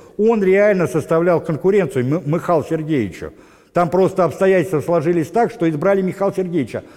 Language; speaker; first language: Russian; native; Russian